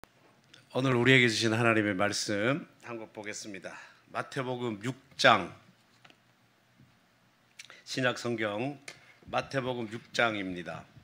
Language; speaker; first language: Korean; native; Korean